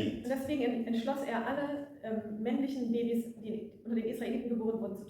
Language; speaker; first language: German; native; German